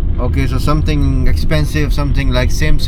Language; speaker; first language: English; non-native, local second language; Urdu